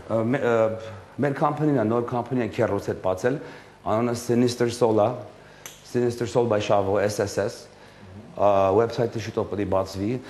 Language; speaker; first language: Armenian; early bilingual, heritage; Armenian